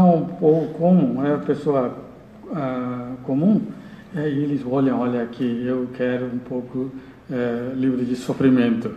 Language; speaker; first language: Portuguese; non-native, learner; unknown